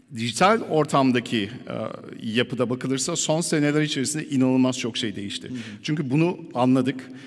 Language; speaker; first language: Turkish; early bilingual, heritage; Turkish